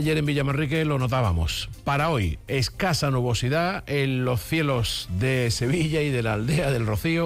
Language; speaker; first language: Spanish; native; Spanish